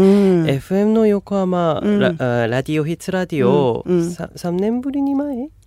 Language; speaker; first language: Japanese; non-native, learner; Korean